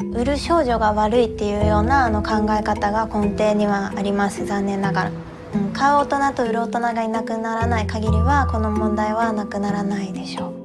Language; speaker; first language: Japanese; native; Japanese